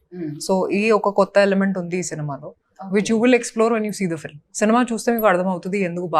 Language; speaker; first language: Telugu; non-native, fluent; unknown